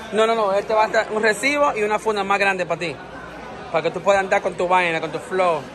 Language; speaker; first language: Spanish; native; Spanish